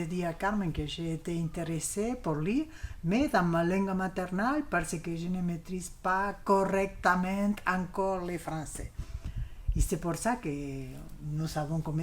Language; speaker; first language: French; non-native, learner; Spanish